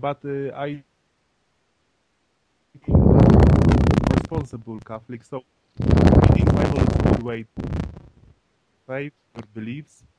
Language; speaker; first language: English; non-native, learner; Polish